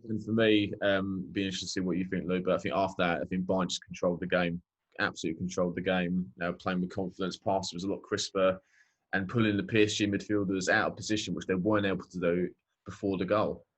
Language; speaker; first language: English; native; English